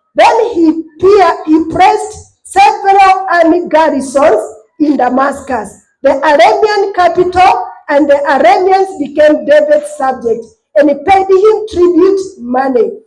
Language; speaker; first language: English; non-native, local second language; Swahili